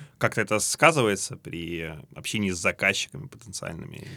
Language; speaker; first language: Russian; native; Russian